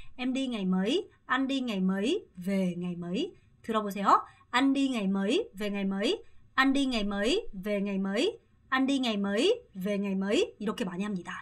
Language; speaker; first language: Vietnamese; non-native, fluent; Korean